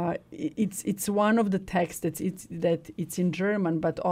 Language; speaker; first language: English; non-native, fluent; Serbian